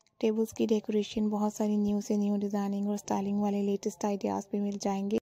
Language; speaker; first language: Hindi; native; Hindi